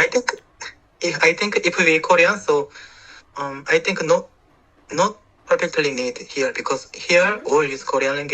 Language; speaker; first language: English; non-native, learner; Korean